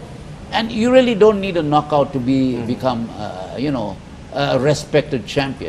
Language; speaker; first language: English; non-native, local second language; Filipino